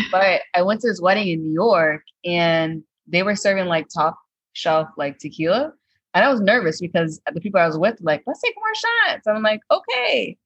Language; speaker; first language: English; native; English